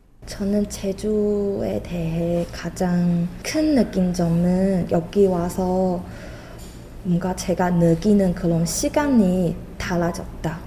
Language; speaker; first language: Korean; non-native, fluent; Chinese